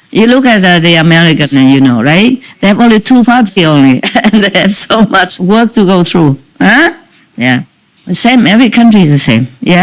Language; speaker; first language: English; non-native, fluent; Vietnamese